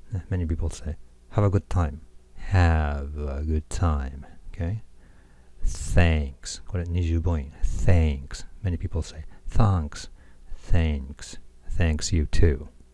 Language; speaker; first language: English; non-native, fluent; Japanese